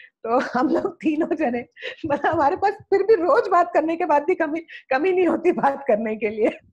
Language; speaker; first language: Hindi; early bilingual, heritage; Hindi